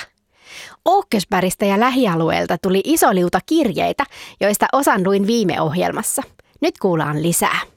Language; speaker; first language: Finnish; native; Finnish